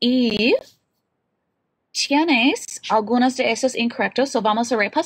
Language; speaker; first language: Spanish; non-native, fluent; English